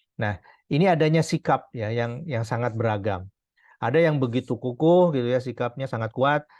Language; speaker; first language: Indonesian; native; Indonesian